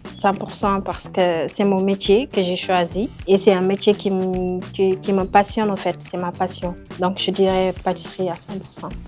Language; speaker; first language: French; non-native, local second language; Wolof